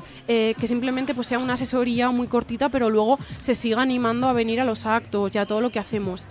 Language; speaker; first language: Spanish; native; Spanish